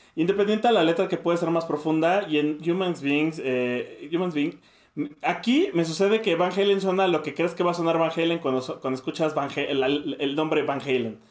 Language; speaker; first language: Spanish; native; Spanish